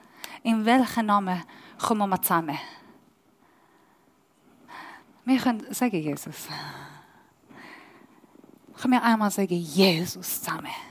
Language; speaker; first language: German; non-native, learner; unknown